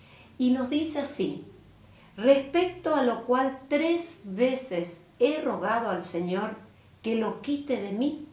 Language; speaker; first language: Spanish; native; Spanish